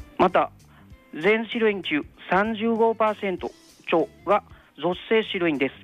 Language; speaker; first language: Japanese; non-native, fluent; Vietnamese